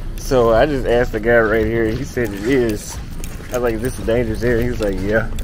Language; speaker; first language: English; native; English